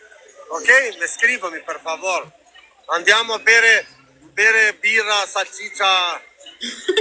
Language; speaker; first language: Italian; non-native, learner; Albanian